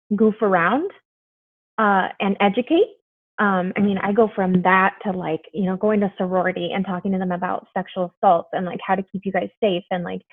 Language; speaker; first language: English; early bilingual, other home language; Spanish